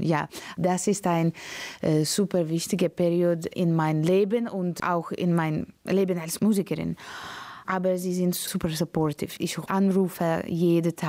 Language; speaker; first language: German; non-native, learner; Latvian